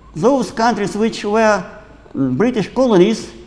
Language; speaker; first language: English; non-native, fluent; Ukrainian